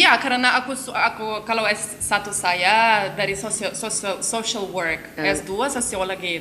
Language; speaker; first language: Indonesian; non-native, learner; Lithuanian